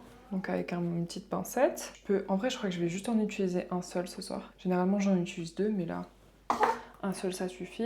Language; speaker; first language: French; native; French